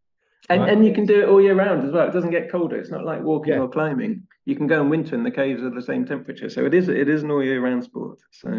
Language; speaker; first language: English; native; English